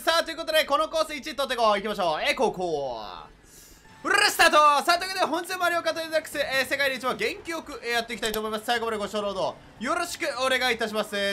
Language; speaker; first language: Japanese; native; Japanese